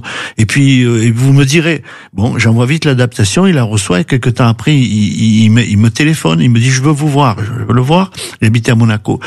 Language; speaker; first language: French; native; French